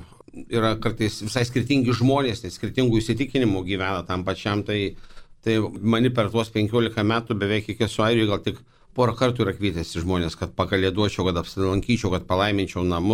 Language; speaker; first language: Lithuanian; native; Lithuanian